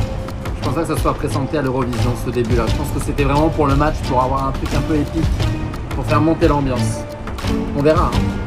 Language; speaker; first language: French; native; French